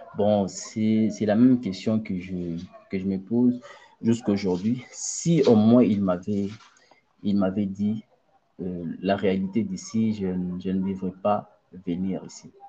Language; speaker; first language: French; non-native, local second language; Luba-Lulua